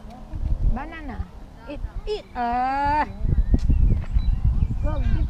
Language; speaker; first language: English; non-native, learner; Indonesian